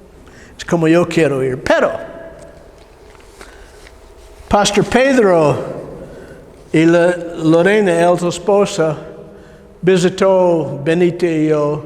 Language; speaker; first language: Spanish; non-native, learner; English